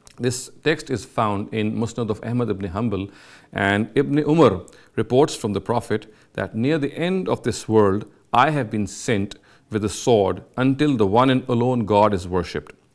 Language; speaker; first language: English; non-native, local second language; Urdu